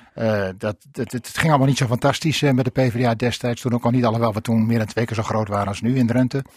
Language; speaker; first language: Dutch; native; Dutch